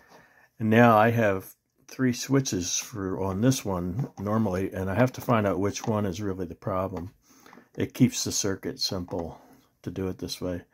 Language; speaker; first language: English; native; English